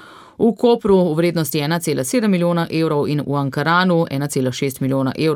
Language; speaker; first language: Slovenian; native; Slovenian